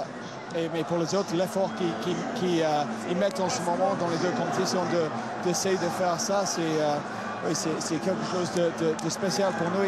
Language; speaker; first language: French; non-native, fluent; English